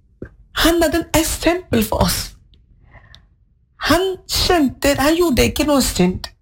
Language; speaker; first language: Norwegian; non-native, fluent; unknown